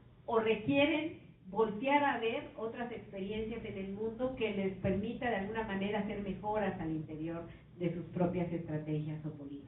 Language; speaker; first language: Spanish; native; Spanish